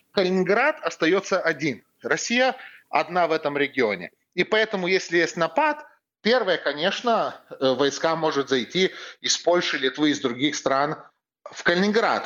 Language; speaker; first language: Russian; non-native, fluent; Lithuanian